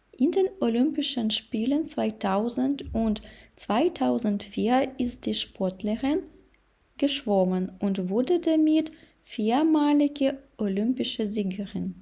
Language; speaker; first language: German; non-native, fluent; Ukrainian